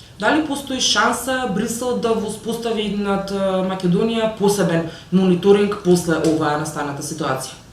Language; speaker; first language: Macedonian; native; Macedonian